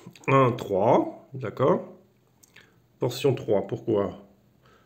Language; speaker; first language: French; native; French